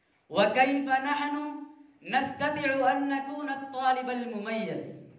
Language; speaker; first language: Arabic; non-native, learner; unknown